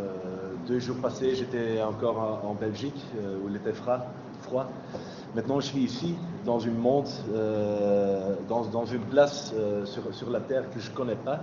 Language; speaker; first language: French; non-native, fluent; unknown